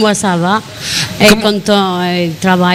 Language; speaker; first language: French; non-native, learner; Albanian